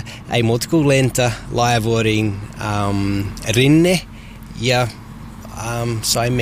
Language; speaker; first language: Finnish; non-native, learner; English